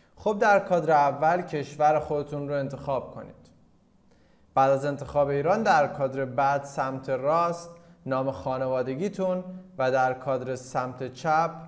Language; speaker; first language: Persian; native; Persian